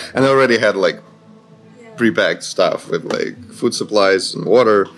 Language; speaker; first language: English; non-native, fluent; Ukrainian